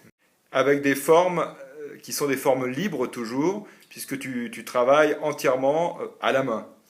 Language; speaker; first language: French; native; French